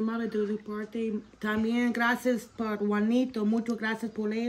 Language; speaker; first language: Spanish; non-native, learner; English